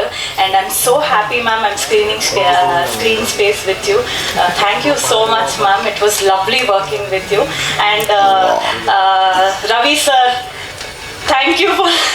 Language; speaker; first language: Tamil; non-native, learner; Kannada